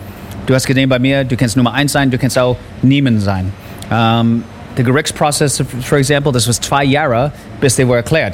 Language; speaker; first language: German; non-native, fluent; English